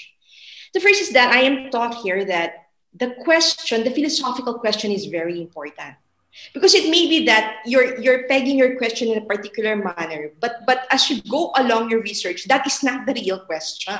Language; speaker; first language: English; non-native, local second language; Filipino